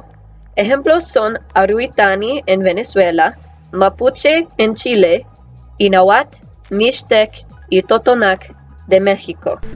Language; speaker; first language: Spanish; non-native, learner; English